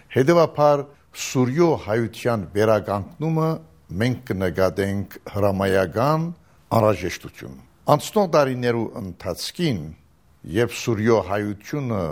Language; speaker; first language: Armenian; native; Armenian